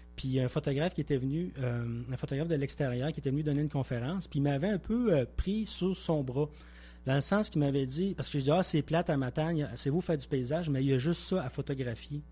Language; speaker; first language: French; native; French